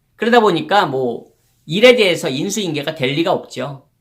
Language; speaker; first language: Korean; native; Korean